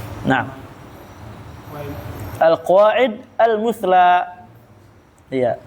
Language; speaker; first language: Arabic; non-native, fluent; Indonesian